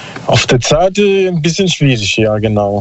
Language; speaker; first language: German; non-native, learner; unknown